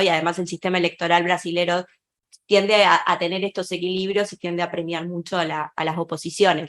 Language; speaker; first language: Spanish; native; Spanish